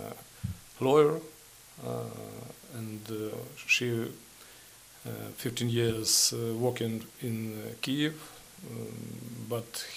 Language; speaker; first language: English; non-native, learner; Ukrainian